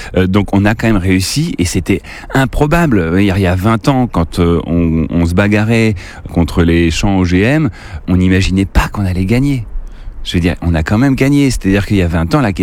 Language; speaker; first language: French; native; French